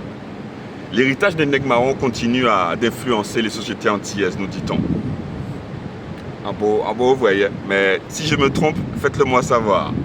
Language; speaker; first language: French; native; French